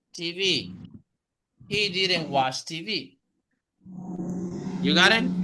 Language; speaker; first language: English; non-native, fluent; Spanish